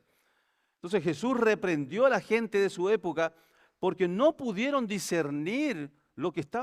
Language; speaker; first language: Spanish; native; Spanish